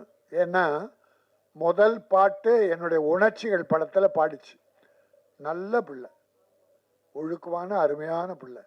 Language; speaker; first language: Tamil; native; Tamil